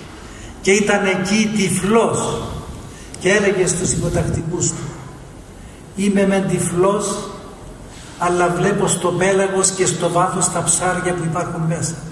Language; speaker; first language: Greek; native; Greek